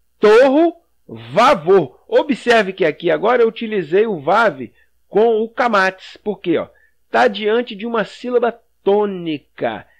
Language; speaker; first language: Portuguese; native; Portuguese